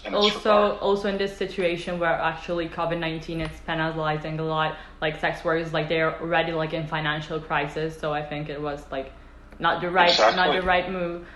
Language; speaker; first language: English; non-native, fluent; Italian